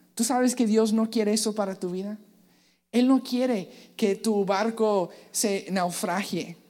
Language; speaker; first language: Spanish; native; Spanish